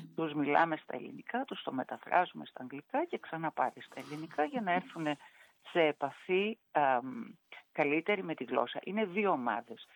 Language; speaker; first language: Greek; native; Greek